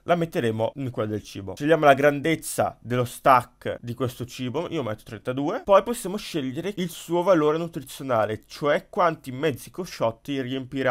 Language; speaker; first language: Italian; native; Italian